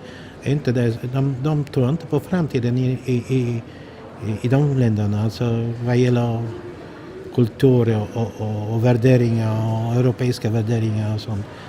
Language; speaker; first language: Swedish; non-native, fluent; Polish